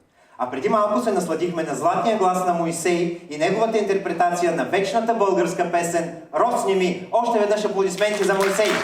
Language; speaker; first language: Bulgarian; native; Bulgarian